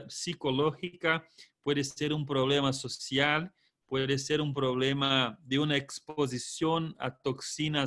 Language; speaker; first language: Spanish; non-native, fluent; Portuguese